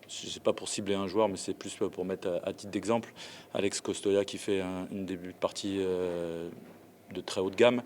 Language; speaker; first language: French; native; French